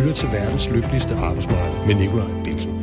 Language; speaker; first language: Danish; native; Danish